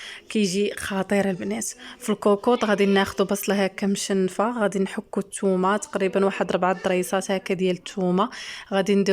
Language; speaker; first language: Arabic; native; Arabic